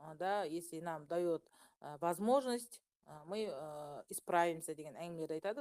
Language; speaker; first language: Russian; non-native, local second language; Kazakh